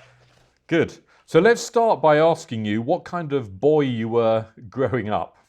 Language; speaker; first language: English; native; English